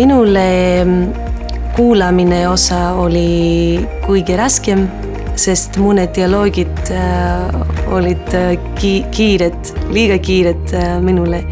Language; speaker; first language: Estonian; non-native, learner; Greek